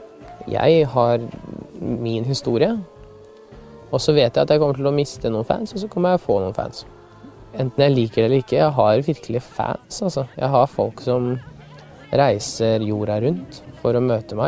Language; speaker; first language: Norwegian; early bilingual, other home language; Russian